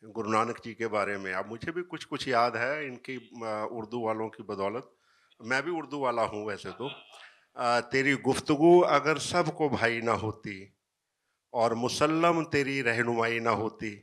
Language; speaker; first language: Hindi; native; Hindi